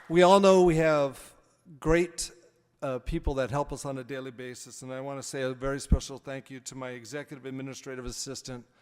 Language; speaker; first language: English; native; English